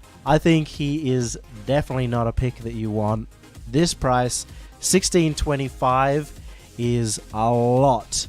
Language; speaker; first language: English; native; English